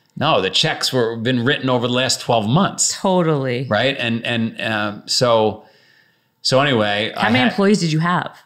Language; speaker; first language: English; native; English